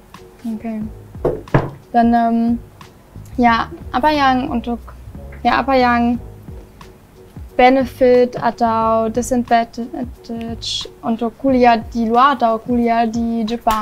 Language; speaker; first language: Indonesian; non-native, learner; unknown